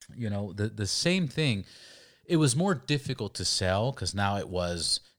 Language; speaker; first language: English; early bilingual, other home language; Spanish